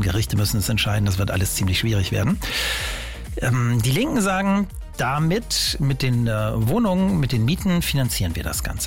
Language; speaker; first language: German; native; German